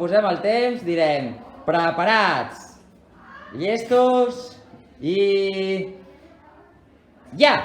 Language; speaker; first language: Catalan; native; Catalan